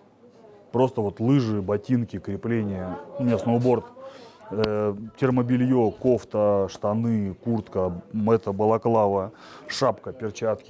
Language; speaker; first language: Russian; native; Russian